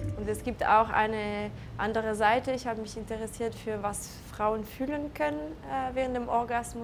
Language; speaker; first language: German; non-native, local second language; French